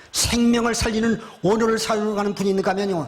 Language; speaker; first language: Korean; native; Korean